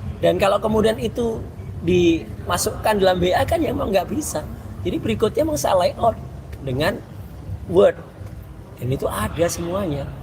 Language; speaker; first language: Indonesian; native; Indonesian